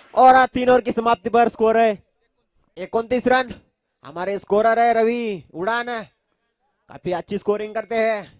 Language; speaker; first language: Hindi; non-native, local second language; Marathi